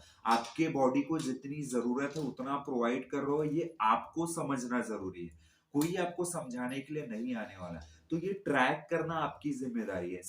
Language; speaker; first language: Hindi; native; Hindi